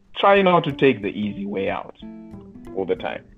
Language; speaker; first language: English; non-native, local second language; Shona